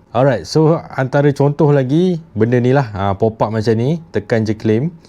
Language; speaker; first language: Malay; native; Malay